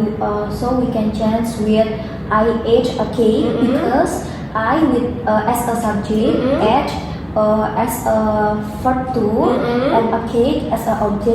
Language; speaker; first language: English; non-native, learner; Indonesian